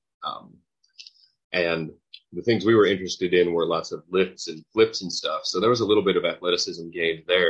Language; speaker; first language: English; native; English